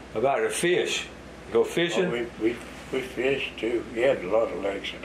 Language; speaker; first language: English; native; English